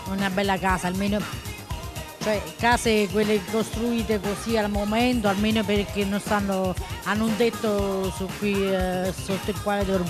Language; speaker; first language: Italian; native; Italian